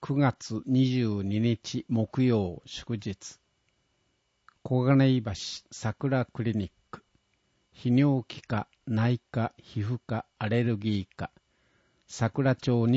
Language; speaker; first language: Japanese; native; Japanese